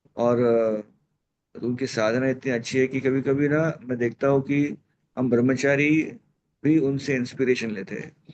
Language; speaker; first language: Hindi; non-native, local second language; Marathi